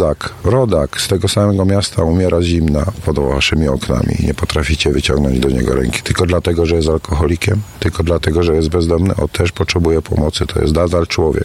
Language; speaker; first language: Polish; native; Polish